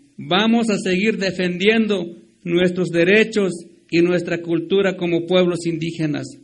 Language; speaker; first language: Spanish; non-native, local second language; Tzotzil